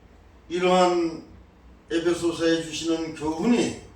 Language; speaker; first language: Korean; native; Korean